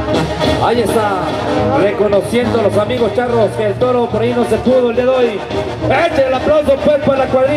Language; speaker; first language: Spanish; native; Spanish